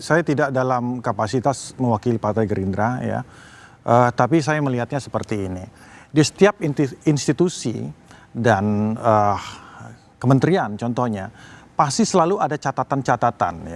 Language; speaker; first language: Indonesian; native; Indonesian